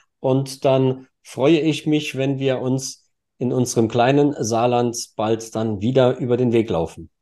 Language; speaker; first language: German; native; German